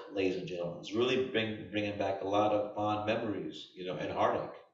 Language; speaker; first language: English; native; English